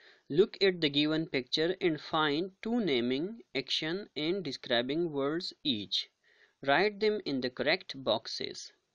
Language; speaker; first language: English; non-native, local second language; Urdu